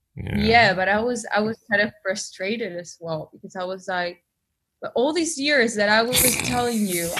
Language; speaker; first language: English; non-native, fluent; Spanish